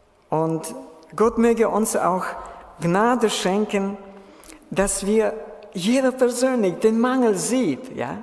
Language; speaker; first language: German; non-native, fluent; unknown